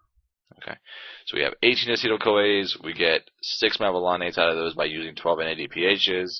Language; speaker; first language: English; native; English